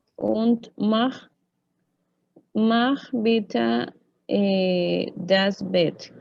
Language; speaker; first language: German; non-native, learner; Spanish